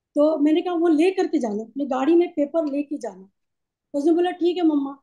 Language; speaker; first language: Hindi; native; Hindi